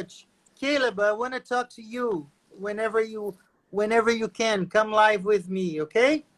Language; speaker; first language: English; non-native, fluent; Portuguese